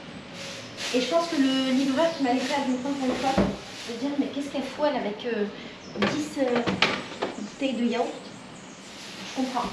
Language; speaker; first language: French; native; French